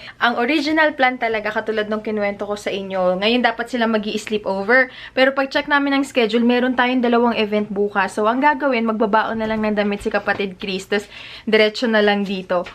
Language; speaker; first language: Filipino; native; Filipino